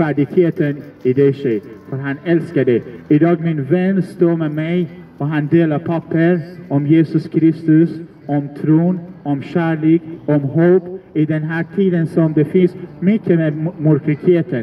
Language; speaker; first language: Swedish; non-native, learner; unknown